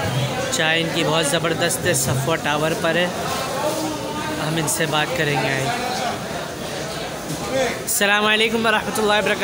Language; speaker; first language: Hindi; native; Hindi